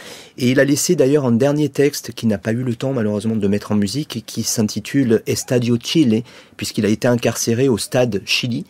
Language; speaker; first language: French; native; French